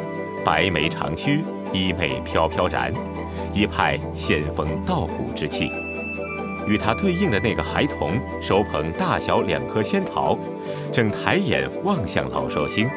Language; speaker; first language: Chinese; native; Chinese